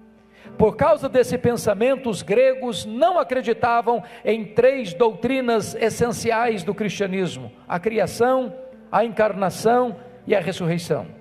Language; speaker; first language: Portuguese; native; Portuguese